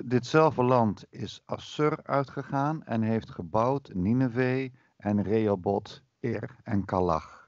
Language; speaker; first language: Dutch; native; Dutch